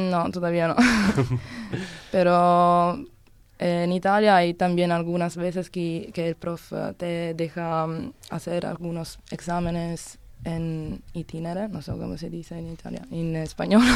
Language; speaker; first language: Spanish; non-native, learner; Italian